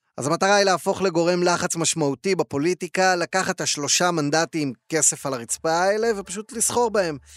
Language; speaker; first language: Hebrew; native; Hebrew